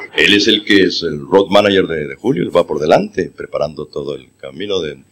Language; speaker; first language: Spanish; native; Spanish